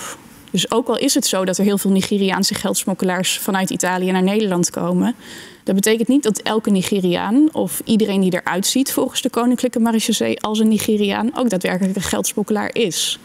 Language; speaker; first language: Dutch; native; Dutch